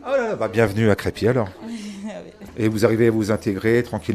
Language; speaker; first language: French; native; French